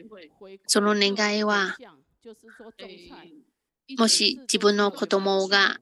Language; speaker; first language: Japanese; non-native, fluent; Chinese